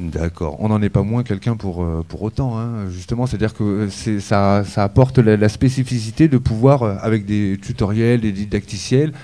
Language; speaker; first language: French; native; French